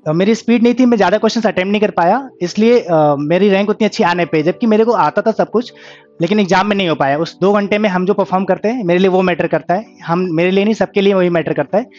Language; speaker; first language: Hindi; native; Hindi